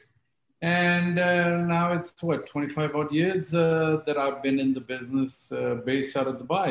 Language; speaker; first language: English; non-native, local second language; Hindi